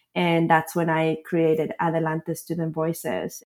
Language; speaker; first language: English; non-native, fluent; Spanish